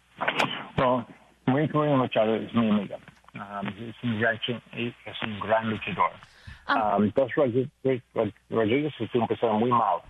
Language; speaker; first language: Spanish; non-native, learner; English